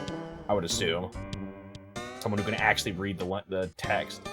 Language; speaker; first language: English; native; English